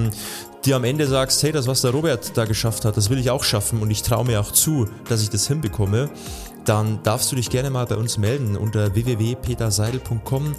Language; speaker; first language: German; native; German